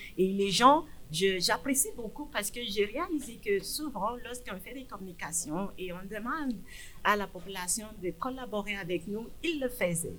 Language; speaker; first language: French; non-native, fluent; Yoruba